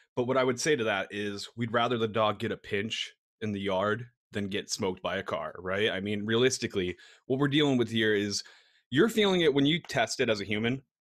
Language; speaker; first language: English; native; English